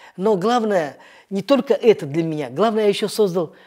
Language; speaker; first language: Russian; native; Russian